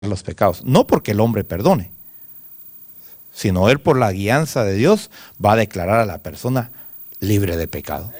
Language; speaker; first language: Spanish; native; Spanish